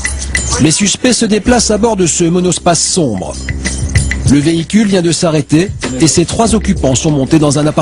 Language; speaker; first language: French; native; French